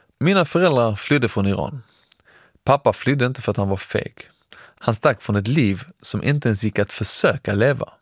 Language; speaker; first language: Swedish; early bilingual, other home language; Persian